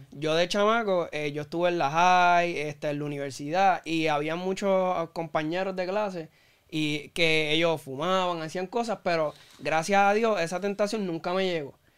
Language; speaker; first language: Spanish; native; Spanish